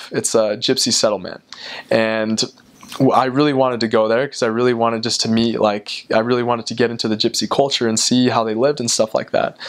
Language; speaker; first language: English; native; English